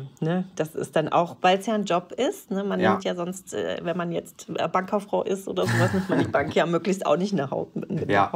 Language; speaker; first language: German; native; German